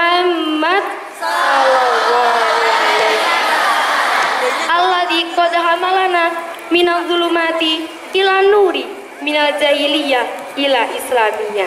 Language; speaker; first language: Arabic; non-native, learner; Indonesian